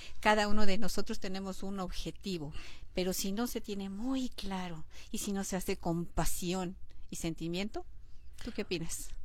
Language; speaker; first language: Spanish; native; Spanish